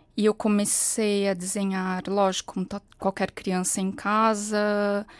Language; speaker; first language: Portuguese; native; Portuguese